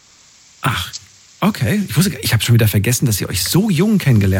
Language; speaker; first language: German; native; German